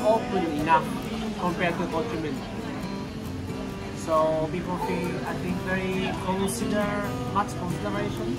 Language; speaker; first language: English; non-native, learner; Japanese